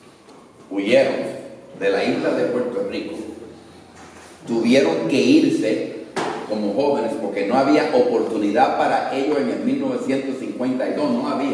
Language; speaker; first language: Spanish; early bilingual, other home language; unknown